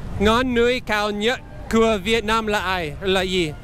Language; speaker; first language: Vietnamese; non-native, learner; English